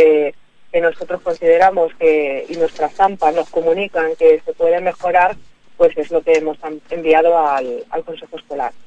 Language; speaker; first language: Spanish; native; Spanish